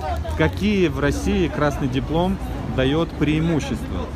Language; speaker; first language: Russian; non-native, local second language; Tajik